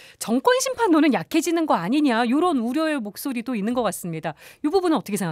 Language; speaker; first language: Korean; native; Korean